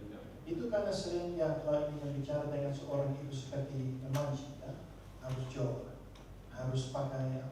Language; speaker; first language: Indonesian; non-native, fluent; Dutch